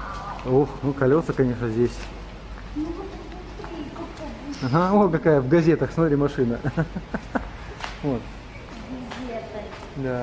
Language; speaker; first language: Russian; native; Russian